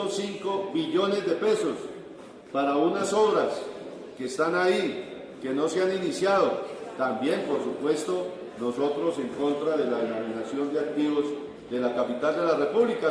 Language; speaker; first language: Spanish; native; Spanish